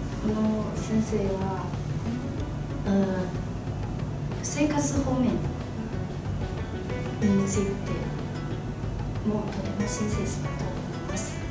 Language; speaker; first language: Japanese; non-native, learner; Chinese